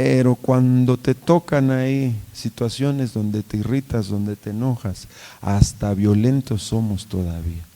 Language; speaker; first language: Spanish; native; Spanish